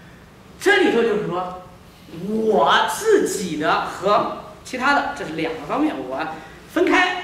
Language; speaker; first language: Chinese; native; Chinese